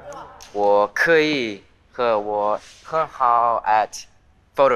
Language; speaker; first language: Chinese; non-native, learner; English